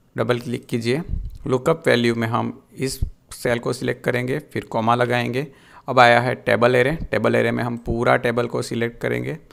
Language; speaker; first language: Hindi; non-native, local second language; Gujarati